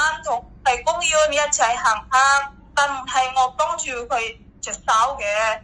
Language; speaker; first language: Cantonese; non-native, learner; Indonesian